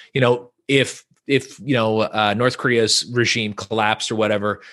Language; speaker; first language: English; native; English